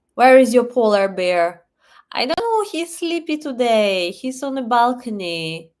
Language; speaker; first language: English; non-native, fluent; Russian